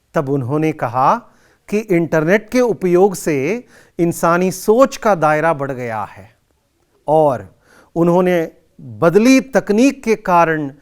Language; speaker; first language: Hindi; non-native, local second language; Kannada